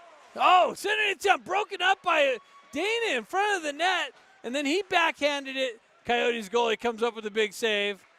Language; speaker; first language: English; native; English